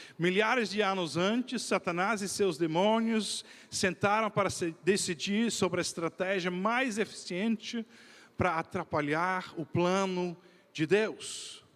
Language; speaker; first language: Portuguese; non-native, fluent; Dutch